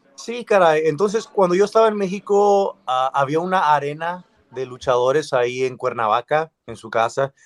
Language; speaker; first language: Spanish; early bilingual, other home language; English